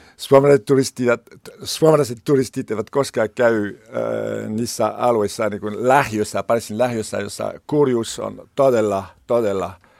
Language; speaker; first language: Finnish; non-native, learner; French